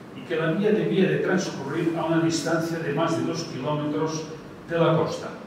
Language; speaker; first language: Spanish; non-native, local second language; Catalan